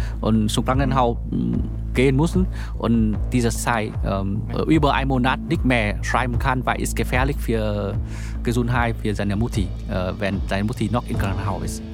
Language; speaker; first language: German; non-native, learner; Vietnamese